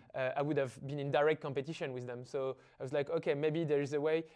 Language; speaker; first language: English; non-native, fluent; French